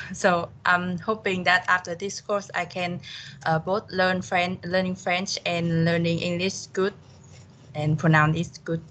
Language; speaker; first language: English; non-native, fluent; Vietnamese